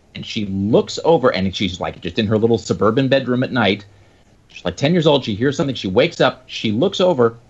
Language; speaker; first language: English; native; English